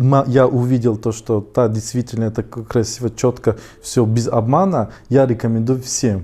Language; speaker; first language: Russian; non-native, fluent; Tajik